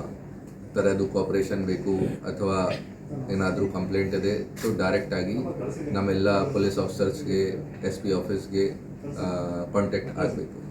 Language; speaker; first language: Kannada; non-native, fluent; Hindi